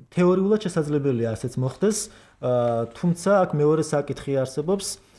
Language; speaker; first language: Georgian; non-native, local second language; Kurdish